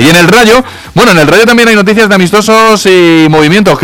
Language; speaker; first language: Spanish; native; Spanish